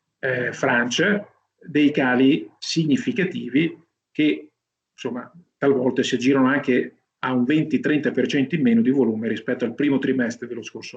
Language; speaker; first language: Italian; native; Italian